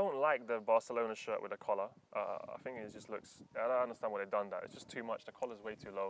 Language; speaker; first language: English; early bilingual, other home language; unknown